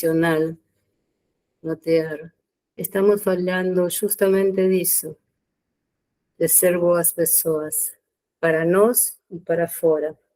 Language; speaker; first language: Portuguese; non-native, learner; Spanish